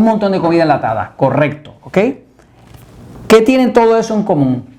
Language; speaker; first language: Spanish; native; Spanish